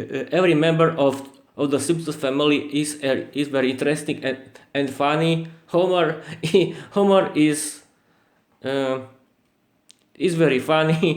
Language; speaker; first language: English; non-native, learner; Slovak